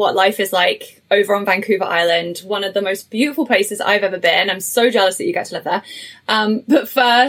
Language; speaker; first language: English; native; English